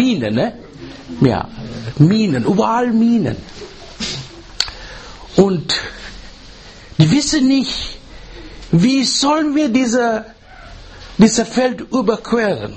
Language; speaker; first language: German; non-native, learner; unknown